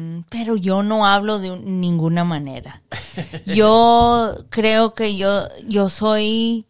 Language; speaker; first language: Spanish; early bilingual, heritage; Spanish